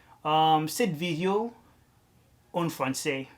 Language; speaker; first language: French; non-native, learner; Arabic